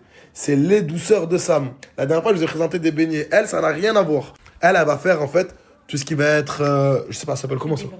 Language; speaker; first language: French; native; French